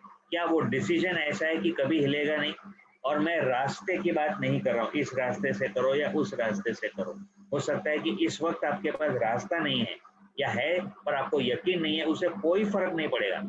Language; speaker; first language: Hindi; native; Hindi